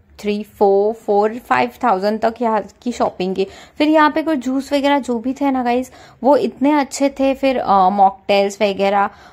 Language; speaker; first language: Hindi; non-native, local second language; Marathi